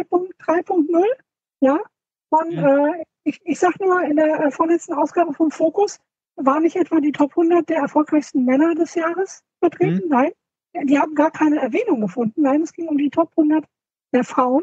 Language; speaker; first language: German; native; German